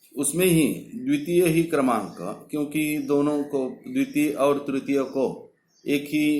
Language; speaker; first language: Hindi; non-native, local second language; Marathi